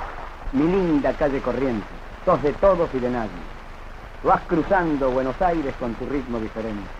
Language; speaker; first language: Spanish; native; Spanish